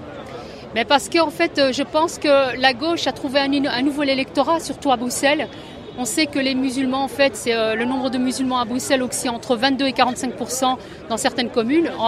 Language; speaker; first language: French; native; French